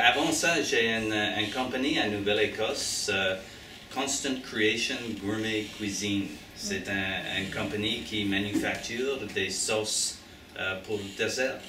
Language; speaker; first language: French; non-native, learner; English